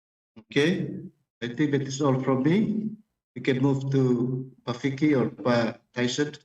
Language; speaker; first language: English; non-native, fluent; Indonesian